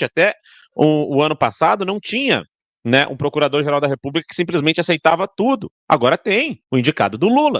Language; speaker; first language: Portuguese; native; Portuguese